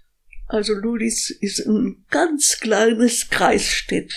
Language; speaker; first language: German; native; German